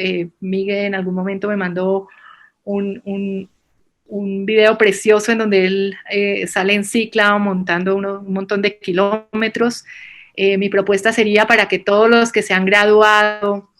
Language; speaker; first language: Spanish; native; Spanish